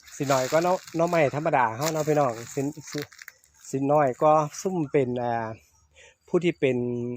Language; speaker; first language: Thai; native; Thai